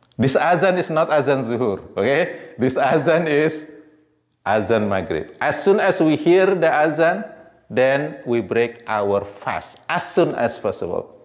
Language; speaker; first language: English; non-native, fluent; Indonesian